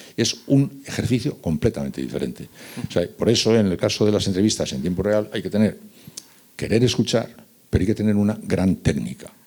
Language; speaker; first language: Spanish; native; Spanish